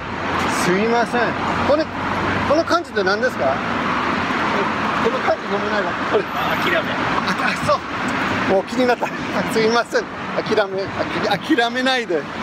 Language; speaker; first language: Japanese; non-native, fluent; English